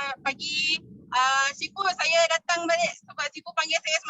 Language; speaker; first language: Malay; native; Malay